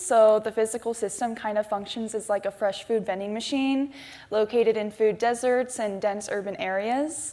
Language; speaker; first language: English; native; English